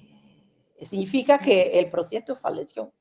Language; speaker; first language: Spanish; non-native, learner; Italian